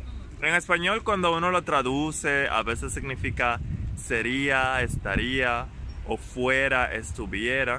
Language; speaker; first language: Spanish; non-native, fluent; German